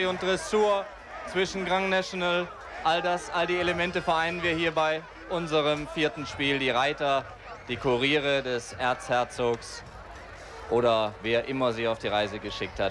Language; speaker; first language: German; native; German